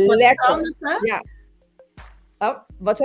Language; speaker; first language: Dutch; non-native, local second language; Papiamento